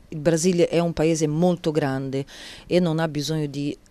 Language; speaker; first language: Italian; non-native, fluent; Portuguese